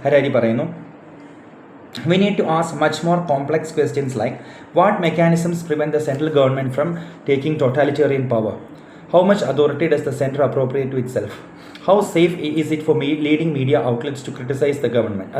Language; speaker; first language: English; non-native, local second language; Malayalam